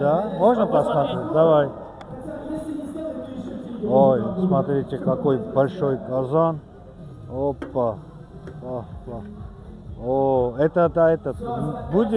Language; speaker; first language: Russian; non-native, fluent; Armenian